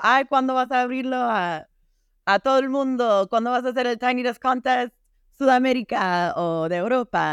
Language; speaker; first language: Spanish; non-native, fluent; English